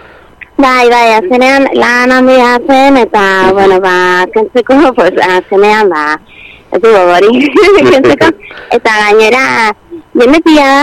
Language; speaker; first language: Basque; non-native, local second language; Spanish